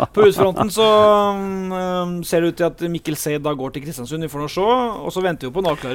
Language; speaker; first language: Norwegian; native; Norwegian